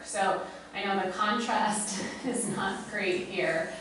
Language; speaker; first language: English; native; English